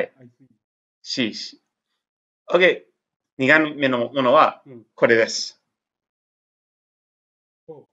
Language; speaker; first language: Japanese; non-native, learner; English